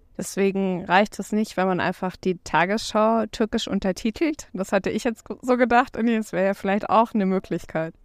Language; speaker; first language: German; native; German